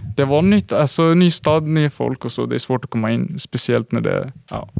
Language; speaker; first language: Swedish; early bilingual, other home language; Arabic